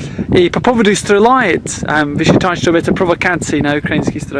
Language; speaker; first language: Russian; non-native, learner; English